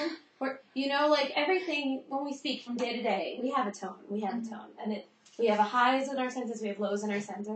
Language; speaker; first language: English; native; English